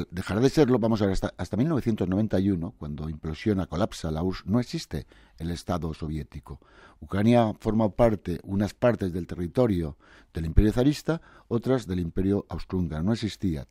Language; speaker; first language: Spanish; native; Spanish